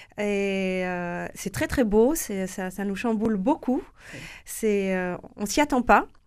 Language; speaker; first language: French; native; French